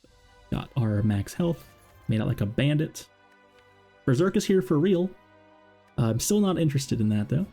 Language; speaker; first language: English; native; English